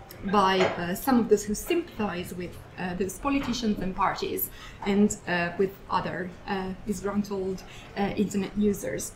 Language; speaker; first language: English; non-native, fluent; Italian